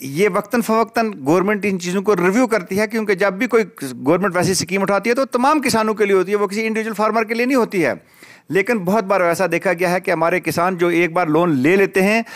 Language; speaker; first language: Urdu; non-native, local second language; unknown